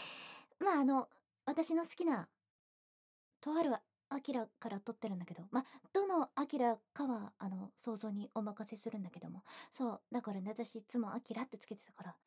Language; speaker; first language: Japanese; native; Japanese